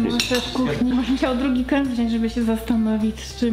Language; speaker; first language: Polish; native; Polish